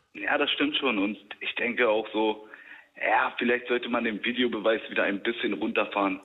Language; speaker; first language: German; native; German